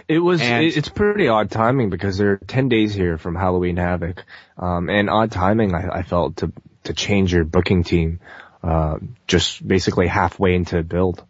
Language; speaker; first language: English; native; English